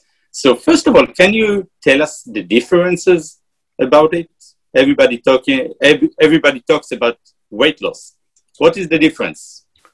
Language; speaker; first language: English; non-native, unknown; Hebrew